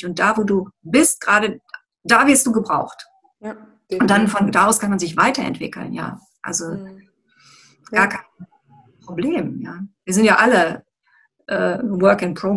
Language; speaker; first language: German; native; German